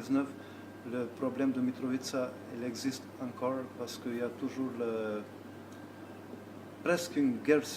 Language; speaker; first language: French; non-native, learner; Albanian